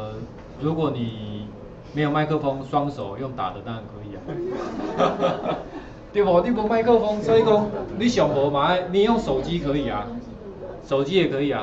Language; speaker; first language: Chinese; native; Chinese